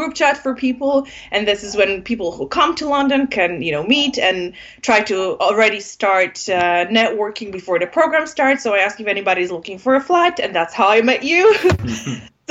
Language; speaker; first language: English; non-native, fluent; Polish